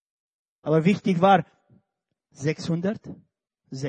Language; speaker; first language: German; non-native, fluent; Romanian